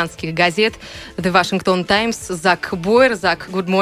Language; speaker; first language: Russian; native; Russian